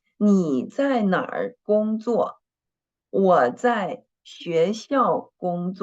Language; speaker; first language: Chinese; non-native, fluent; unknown